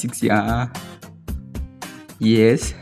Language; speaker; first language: English; non-native, learner; Kazakh